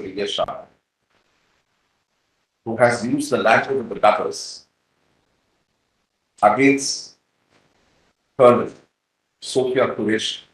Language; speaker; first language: English; non-native, local second language; Hindi